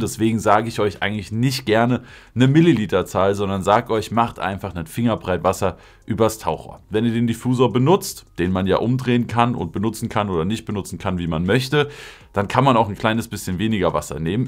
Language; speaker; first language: German; native; German